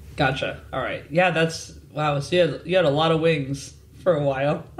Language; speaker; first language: English; native; English